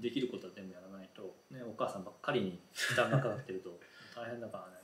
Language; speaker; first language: Japanese; native; Japanese